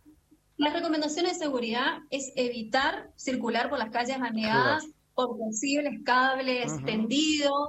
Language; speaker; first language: Spanish; native; Spanish